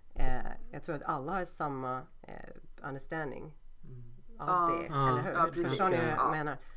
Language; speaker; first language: Swedish; non-native, fluent; Turkish